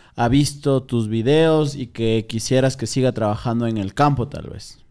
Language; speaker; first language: Spanish; native; Spanish